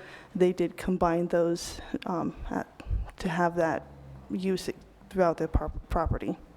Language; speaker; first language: English; native; English